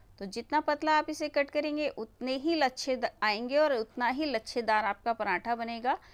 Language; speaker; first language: Hindi; native; Hindi